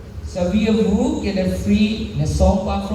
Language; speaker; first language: French; non-native, learner; Sinhala